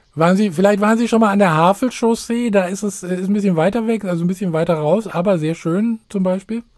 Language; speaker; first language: German; native; German